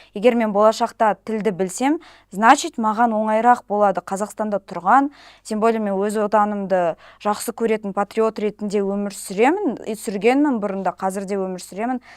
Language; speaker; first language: Kazakh; non-native, local second language; Russian